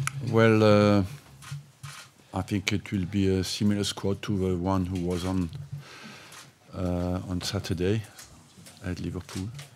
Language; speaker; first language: English; non-native, fluent; French